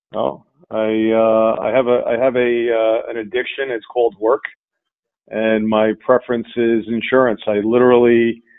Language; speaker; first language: English; native; English